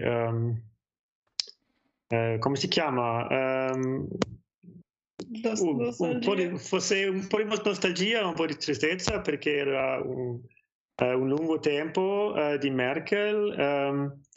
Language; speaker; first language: Italian; non-native, learner; German